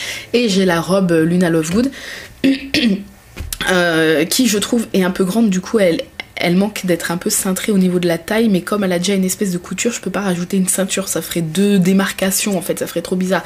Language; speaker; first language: French; native; French